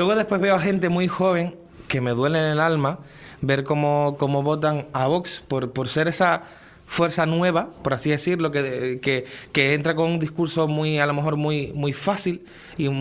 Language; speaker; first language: Spanish; native; Spanish